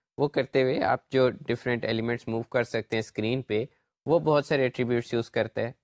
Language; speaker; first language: Urdu; native; Urdu